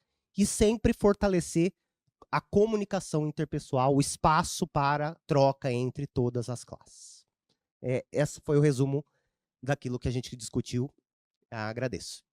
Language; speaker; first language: Portuguese; native; Portuguese